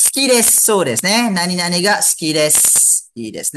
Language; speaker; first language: Japanese; non-native, fluent; Malay